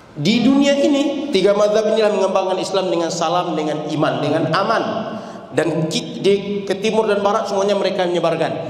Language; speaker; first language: Malay; native; Malay